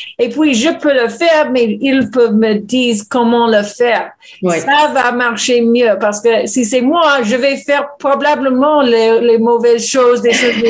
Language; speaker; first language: French; non-native, learner; English